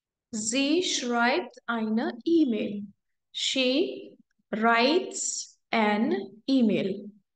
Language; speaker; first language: German; non-native, fluent; Hindi